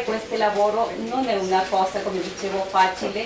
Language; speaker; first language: Italian; non-native, fluent; Spanish